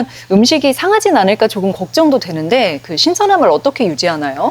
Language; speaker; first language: Korean; native; Korean